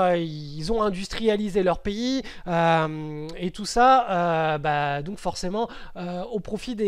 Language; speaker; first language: French; native; French